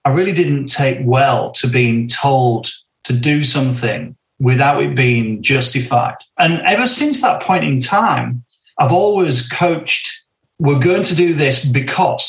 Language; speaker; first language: English; native; English